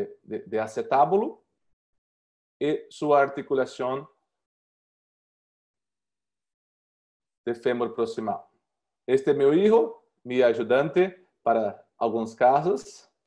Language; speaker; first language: Spanish; non-native, learner; Portuguese